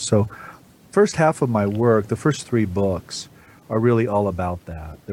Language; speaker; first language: English; native; English